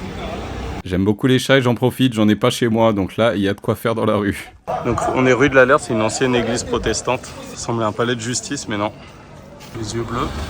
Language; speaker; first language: French; native; French